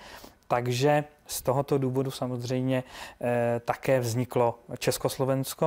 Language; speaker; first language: Czech; native; Czech